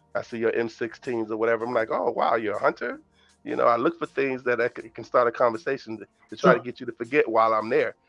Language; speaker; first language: English; native; English